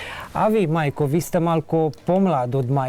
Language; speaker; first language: Bosnian; native; Bosnian